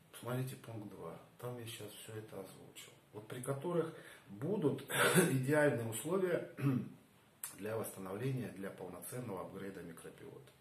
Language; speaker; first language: Russian; native; Russian